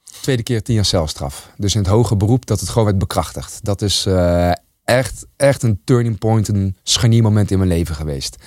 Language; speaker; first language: Dutch; early bilingual, other home language; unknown